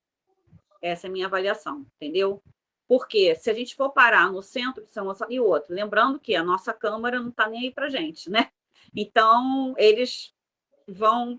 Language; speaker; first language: Portuguese; native; Portuguese